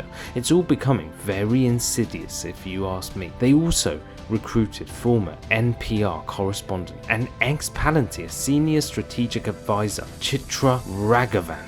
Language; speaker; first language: English; native; English